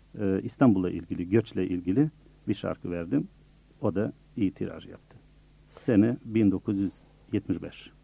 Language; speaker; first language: Turkish; early bilingual, other home language; Bosnian